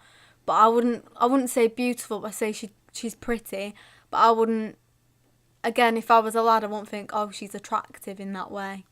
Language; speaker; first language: English; native; English